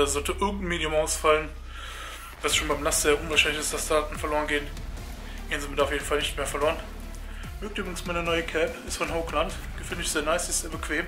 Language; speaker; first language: German; native; German